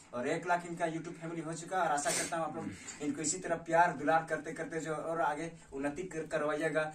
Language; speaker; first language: Hindi; native; Hindi